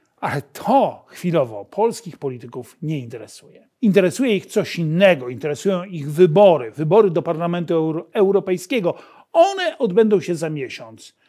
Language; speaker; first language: Polish; native; Polish